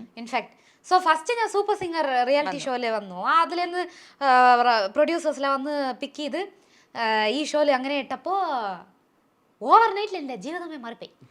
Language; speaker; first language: Malayalam; non-native, local second language; Tamil